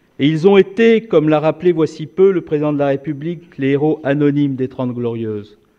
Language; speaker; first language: French; native; French